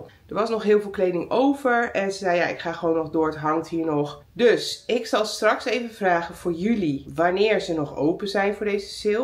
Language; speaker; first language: Dutch; native; Dutch